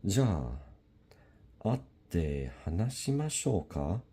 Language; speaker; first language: Japanese; non-native, learner; English